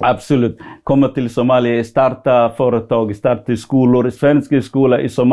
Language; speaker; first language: Swedish; non-native, fluent; Somali